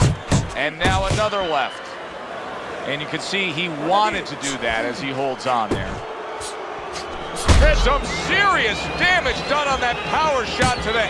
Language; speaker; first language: English; native; English